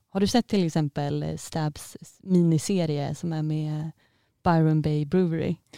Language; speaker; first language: Swedish; native; Swedish